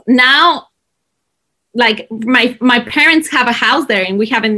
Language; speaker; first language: English; non-native, fluent; Spanish